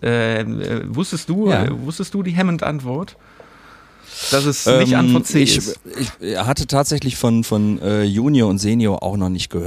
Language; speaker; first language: German; native; German